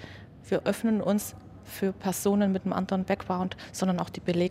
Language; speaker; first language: German; native; German